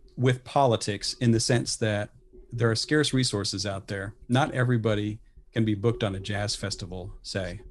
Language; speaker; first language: English; native; English